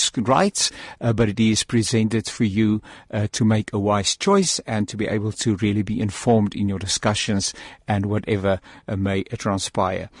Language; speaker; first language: English; non-native, local second language; Afrikaans